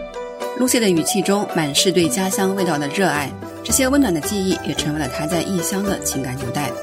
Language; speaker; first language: Chinese; native; Chinese